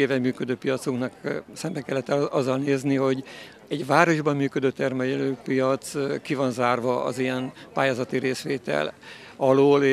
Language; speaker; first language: Hungarian; native; Hungarian